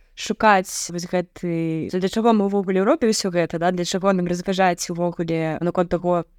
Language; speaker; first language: Belarusian; native; Belarusian